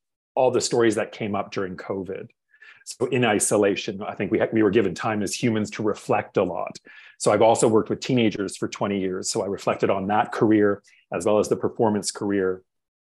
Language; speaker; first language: English; native; English